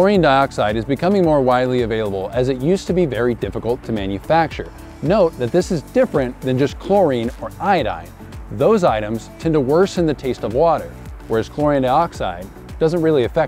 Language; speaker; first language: English; native; English